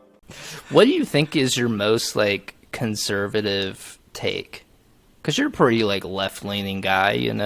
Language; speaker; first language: English; native; English